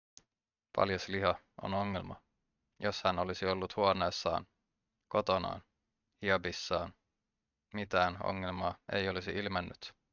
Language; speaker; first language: Finnish; native; Finnish